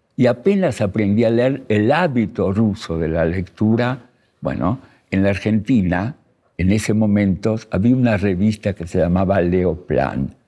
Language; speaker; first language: Spanish; early bilingual, other home language; Russian